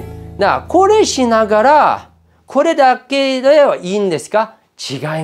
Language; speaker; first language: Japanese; non-native, fluent; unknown